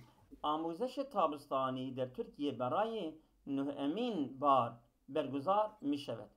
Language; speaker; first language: Persian; non-native, fluent; Kurdish